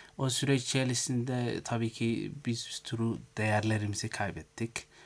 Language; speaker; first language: Turkish; non-native, fluent; Somali